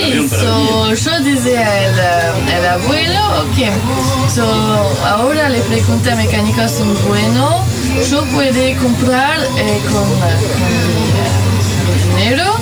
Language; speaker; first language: Spanish; non-native, learner; French